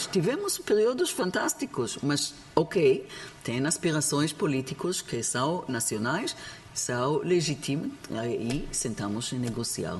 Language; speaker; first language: Portuguese; non-native, learner; Hebrew